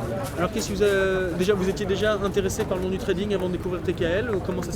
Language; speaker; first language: French; native; French